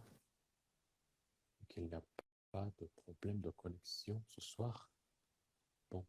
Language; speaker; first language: French; non-native, fluent; Persian